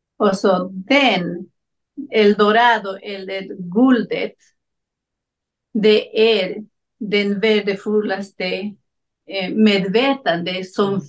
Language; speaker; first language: Swedish; non-native, learner; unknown